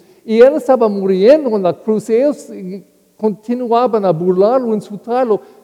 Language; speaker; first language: Spanish; non-native, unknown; English